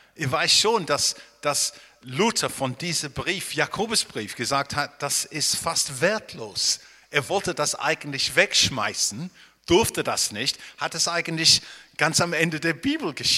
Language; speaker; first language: German; non-native, fluent; English